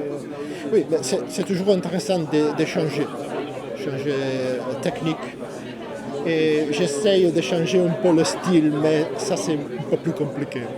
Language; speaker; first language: French; non-native, fluent; Italian